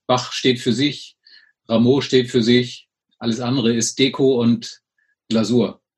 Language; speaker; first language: German; native; German